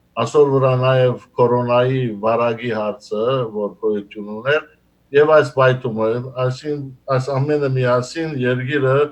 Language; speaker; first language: Armenian; early bilingual, heritage; Armenian